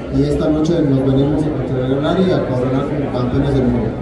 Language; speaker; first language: English; native; English